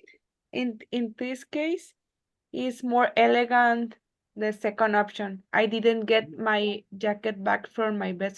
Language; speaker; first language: English; non-native, learner; Spanish